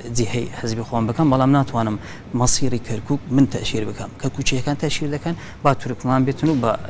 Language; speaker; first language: Central Kurdish; non-native, local second language; Azerbaijani